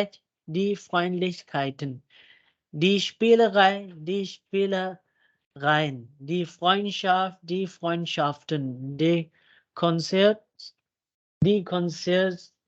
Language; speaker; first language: German; non-native, fluent; Urdu